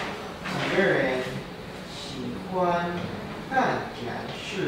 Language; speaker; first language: Chinese; non-native, learner; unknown